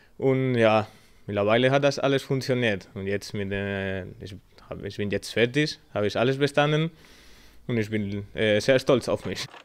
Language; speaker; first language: German; non-native, learner; Spanish